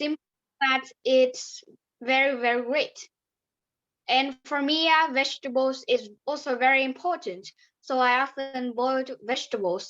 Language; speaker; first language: English; non-native, learner; Vietnamese